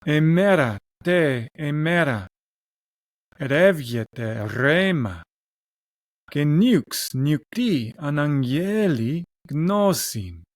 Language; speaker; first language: Greek; non-native, learner; English